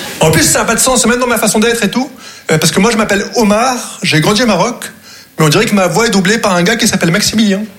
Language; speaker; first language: French; non-native, local second language; Arabic